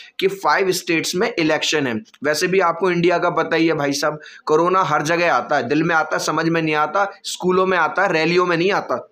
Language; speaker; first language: Hindi; native; Hindi